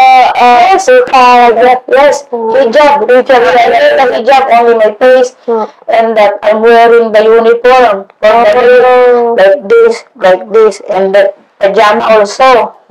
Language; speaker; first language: English; non-native, learner; Indonesian